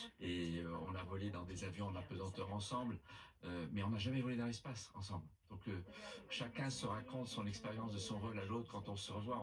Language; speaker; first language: French; native; French